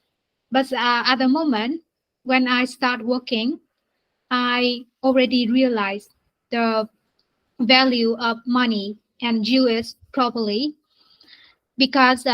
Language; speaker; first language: English; non-native, learner; Vietnamese